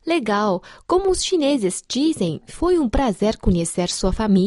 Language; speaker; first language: Portuguese; non-native, fluent; Chinese